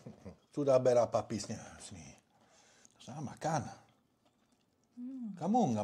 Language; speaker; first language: Indonesian; non-native, learner; French